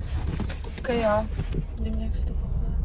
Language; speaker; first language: German; non-native, learner; Mongolian